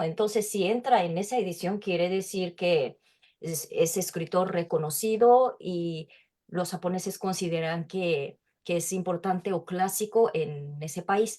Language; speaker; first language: Spanish; non-native, fluent; Japanese